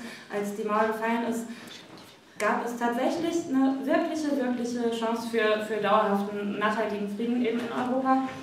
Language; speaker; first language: German; native; German